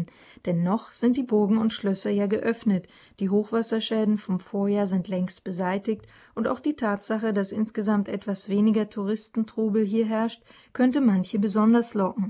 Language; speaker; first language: German; native; German